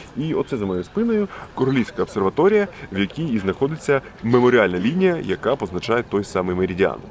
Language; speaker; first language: Ukrainian; native; Ukrainian